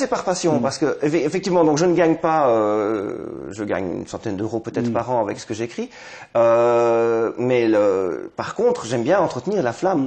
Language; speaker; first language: French; native; French